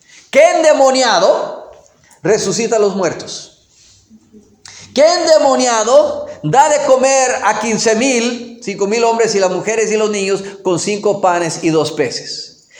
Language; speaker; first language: Spanish; non-native, fluent; English